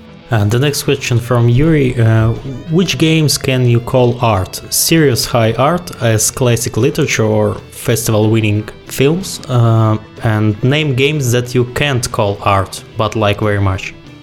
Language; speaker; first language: English; non-native, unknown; Russian